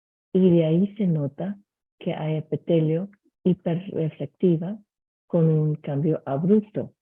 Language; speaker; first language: Spanish; early bilingual, heritage; Spanish